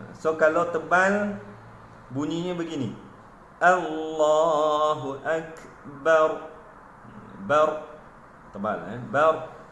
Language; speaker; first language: Malay; native; Malay